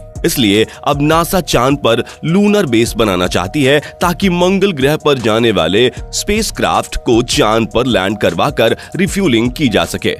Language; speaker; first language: Hindi; native; Hindi